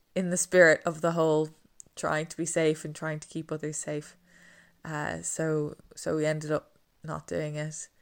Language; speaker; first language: English; native; English